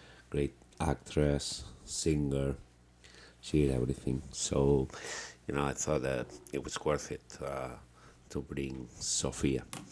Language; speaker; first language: English; non-native, fluent; Spanish